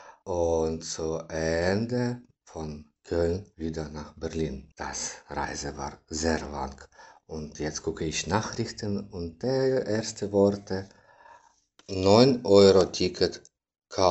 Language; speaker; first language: German; non-native, learner; Ukrainian